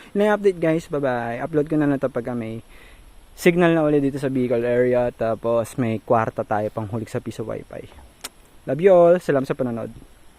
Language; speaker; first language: Filipino; non-native, local second language; Bikol